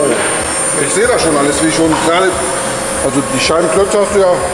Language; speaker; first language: German; native; German